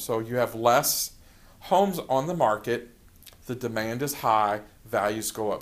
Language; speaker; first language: English; native; English